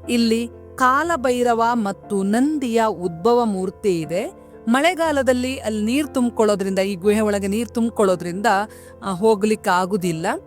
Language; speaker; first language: Kannada; non-native, local second language; Tulu